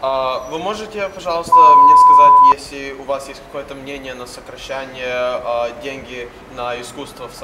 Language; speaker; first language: Russian; non-native, learner; English